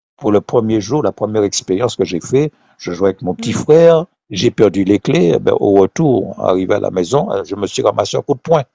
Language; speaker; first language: French; non-native, local second language; Haitian Creole